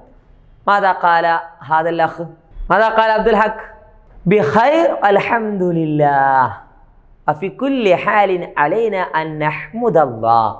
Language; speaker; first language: Arabic; non-native, fluent; Malayalam